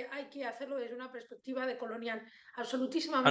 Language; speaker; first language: Spanish; native; Spanish